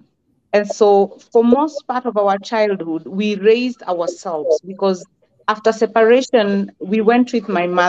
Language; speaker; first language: English; non-native, local second language; Kamba